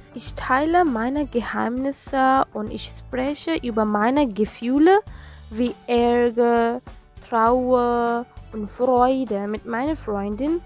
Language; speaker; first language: German; non-native, learner; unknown